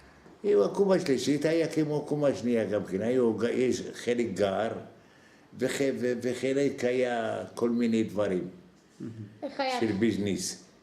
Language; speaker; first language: Hebrew; non-native, fluent; Arabic